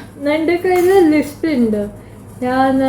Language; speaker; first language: Malayalam; early bilingual, heritage; Malayalam